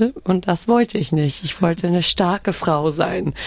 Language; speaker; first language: German; early bilingual, heritage; German